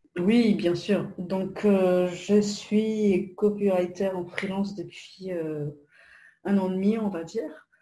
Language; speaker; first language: French; non-native, fluent; Polish